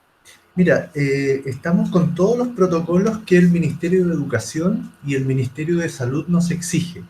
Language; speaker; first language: Spanish; native; Spanish